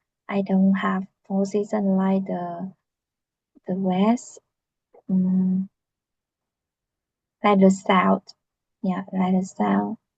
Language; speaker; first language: English; non-native, learner; Vietnamese